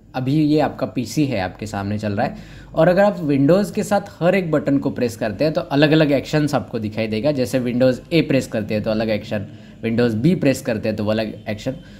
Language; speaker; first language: Hindi; non-native, local second language; Marathi